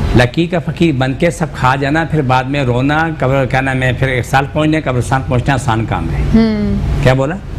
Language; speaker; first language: Urdu; non-native, local second language; Pashto